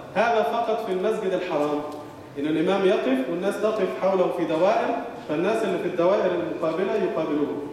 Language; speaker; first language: Arabic; native; Arabic